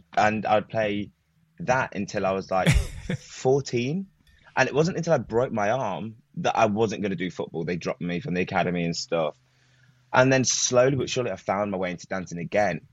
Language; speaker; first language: English; native; English